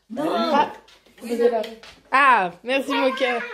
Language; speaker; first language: French; native; French